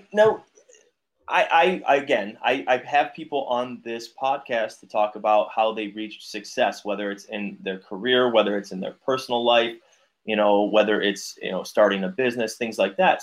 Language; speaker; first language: English; native; English